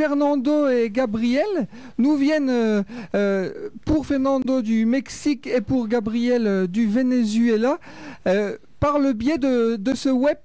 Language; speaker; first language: French; native; French